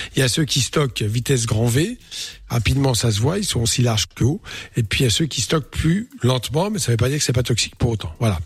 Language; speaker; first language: French; native; French